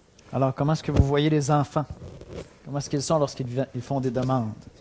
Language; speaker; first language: French; native; French